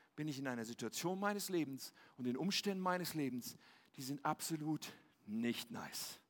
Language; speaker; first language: German; native; German